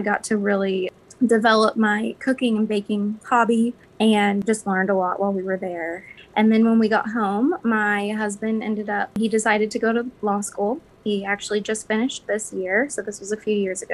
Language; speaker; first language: English; native; English